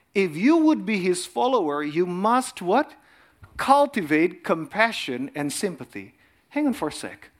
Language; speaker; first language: English; non-native, fluent; Indonesian